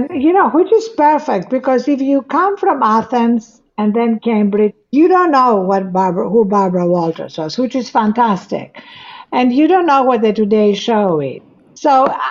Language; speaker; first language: English; non-native, fluent; Greek